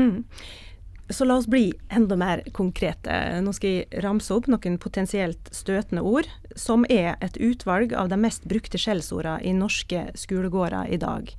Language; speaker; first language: Norwegian; native; Norwegian